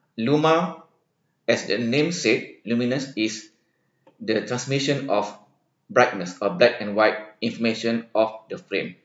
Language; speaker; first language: English; non-native, local second language; Malay